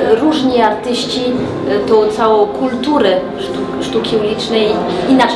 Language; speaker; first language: Polish; early bilingual, heritage; French